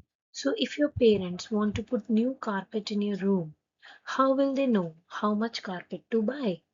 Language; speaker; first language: English; non-native, local second language; Hindi